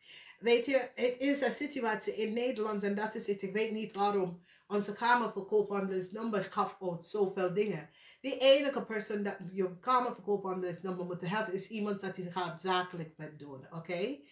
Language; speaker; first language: Dutch; non-native, fluent; English